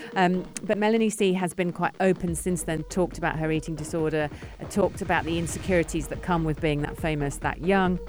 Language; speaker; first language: English; native; English